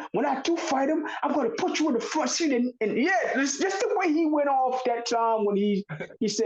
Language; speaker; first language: English; native; English